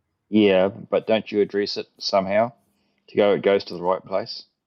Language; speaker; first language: English; native; English